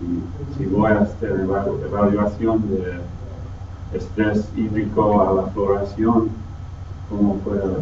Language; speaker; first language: Spanish; non-native, fluent; English